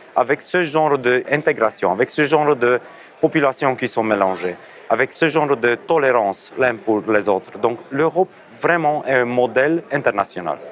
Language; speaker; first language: French; non-native, fluent; Romanian